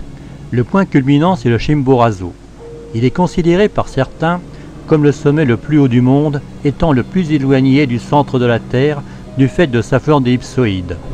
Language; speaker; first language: French; native; French